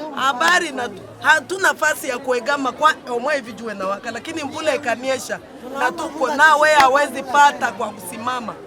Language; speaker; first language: Swahili; native; Swahili